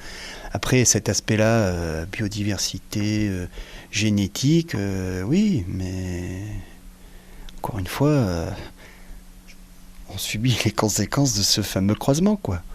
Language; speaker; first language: French; native; French